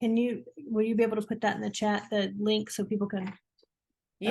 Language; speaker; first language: English; native; English